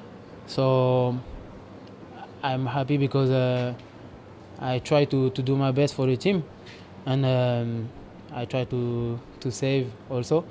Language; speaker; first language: English; non-native, fluent; French